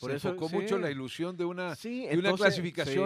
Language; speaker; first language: Spanish; native; Spanish